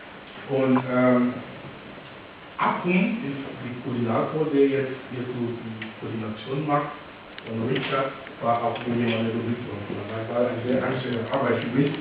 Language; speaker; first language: German; non-native, fluent; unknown